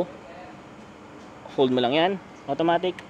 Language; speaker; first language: Filipino; native; Filipino